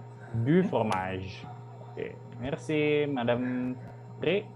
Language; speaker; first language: French; non-native, fluent; Indonesian